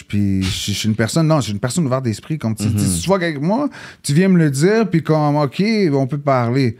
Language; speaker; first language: French; early bilingual, other home language; English